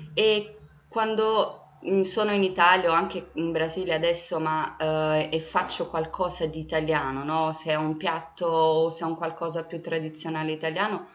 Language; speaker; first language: Italian; early bilingual, other home language; Portuguese